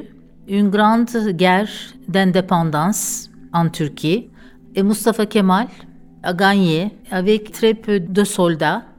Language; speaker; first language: French; non-native, fluent; Turkish